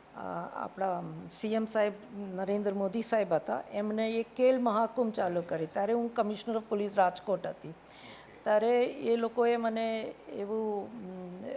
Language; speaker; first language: Gujarati; non-native, local second language; Tamil